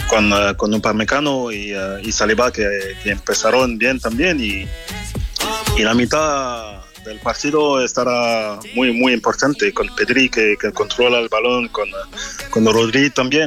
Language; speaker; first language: Spanish; non-native, fluent; French